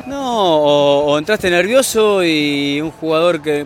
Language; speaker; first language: Spanish; native; Spanish